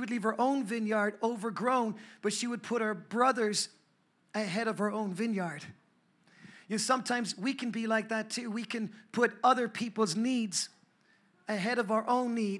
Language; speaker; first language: English; native; English